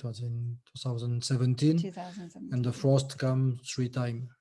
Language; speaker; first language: English; non-native, learner; French